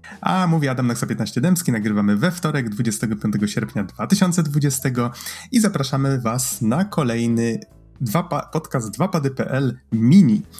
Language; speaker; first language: Polish; native; Polish